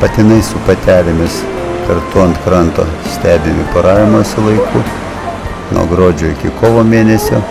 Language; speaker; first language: Lithuanian; native; Lithuanian